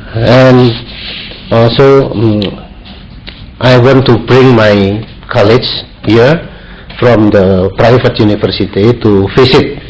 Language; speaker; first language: English; non-native, fluent; Indonesian